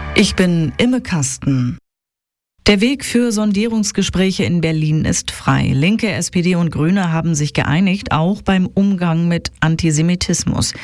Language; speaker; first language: German; native; German